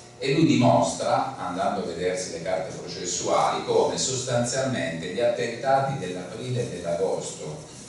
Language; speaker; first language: Italian; native; Italian